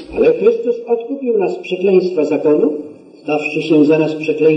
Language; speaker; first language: Polish; native; Polish